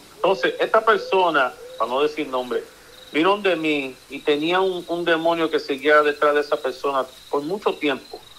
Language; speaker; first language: Spanish; early bilingual, heritage; Spanish